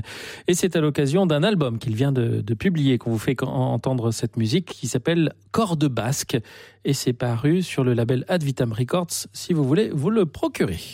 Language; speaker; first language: French; native; French